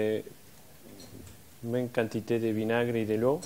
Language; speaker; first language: French; non-native, fluent; Spanish